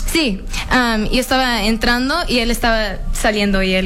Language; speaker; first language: Spanish; early bilingual, heritage; English